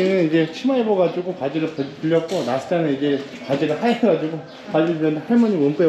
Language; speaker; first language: Korean; native; Korean